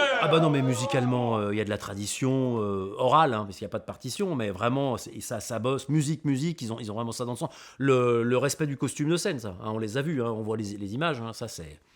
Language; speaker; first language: French; native; French